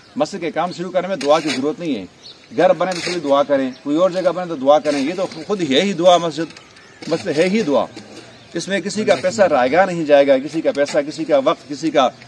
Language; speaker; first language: Urdu; non-native, local second language; Pashto